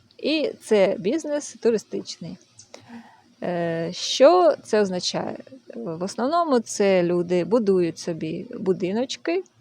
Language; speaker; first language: Ukrainian; native; Ukrainian